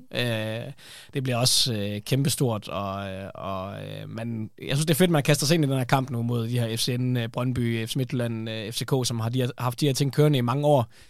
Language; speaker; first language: Danish; native; Danish